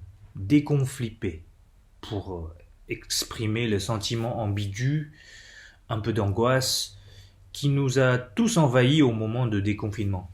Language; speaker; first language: French; non-native, fluent; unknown